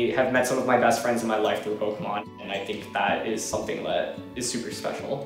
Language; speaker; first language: English; native; English